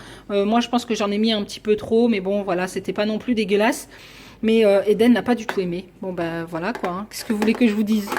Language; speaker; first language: French; native; French